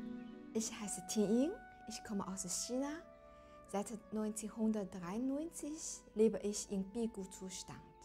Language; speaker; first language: German; non-native, learner; Chinese